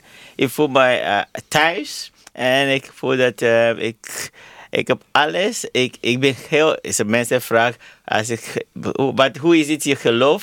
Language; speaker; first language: Dutch; non-native, learner; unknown